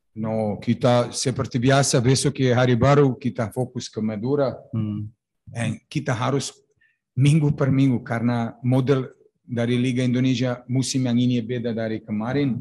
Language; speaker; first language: Indonesian; non-native, fluent; Serbian